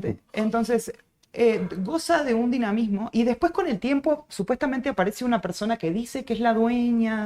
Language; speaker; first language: Spanish; native; Spanish